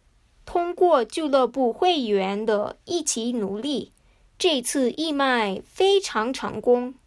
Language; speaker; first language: Chinese; non-native, fluent; Japanese